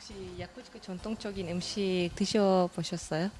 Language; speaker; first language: Korean; non-native, fluent; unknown